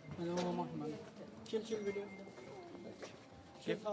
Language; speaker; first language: Arabic; non-native, learner; Filipino